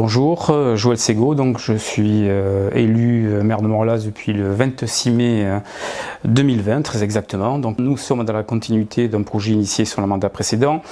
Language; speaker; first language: French; native; French